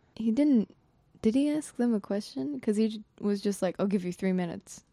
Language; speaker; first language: English; non-native, fluent; Japanese